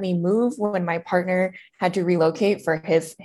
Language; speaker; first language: English; native; English